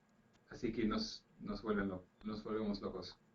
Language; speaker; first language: Spanish; non-native, fluent; English